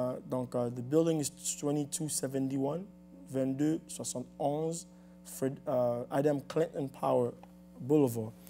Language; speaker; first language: English; non-native, fluent; Lingala